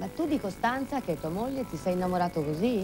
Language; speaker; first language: Italian; native; Italian